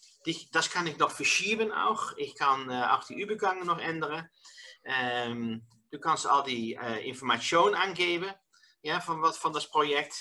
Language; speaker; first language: German; non-native, learner; Dutch